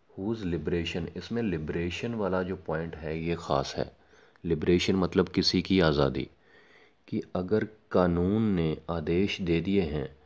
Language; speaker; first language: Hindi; non-native, local second language; Punjabi